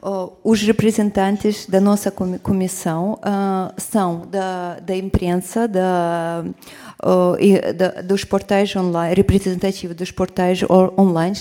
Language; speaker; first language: Portuguese; non-native, fluent; Russian